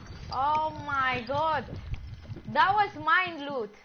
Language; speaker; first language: English; non-native, learner; Greek